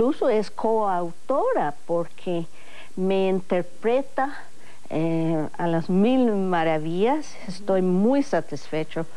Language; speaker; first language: Spanish; non-native, fluent; English